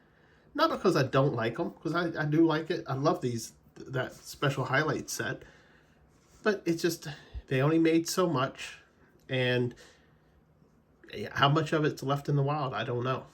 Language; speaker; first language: English; native; English